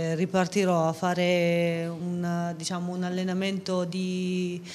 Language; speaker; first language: Italian; native; Italian